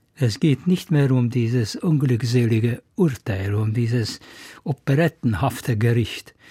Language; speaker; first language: German; non-native, fluent; Hungarian